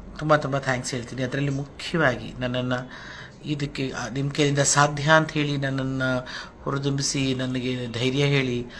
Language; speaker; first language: Kannada; non-native, local second language; Telugu